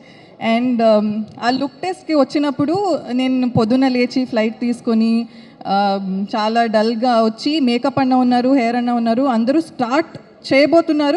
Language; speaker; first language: Telugu; non-native, fluent; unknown